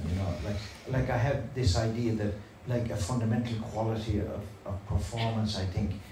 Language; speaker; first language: English; native; English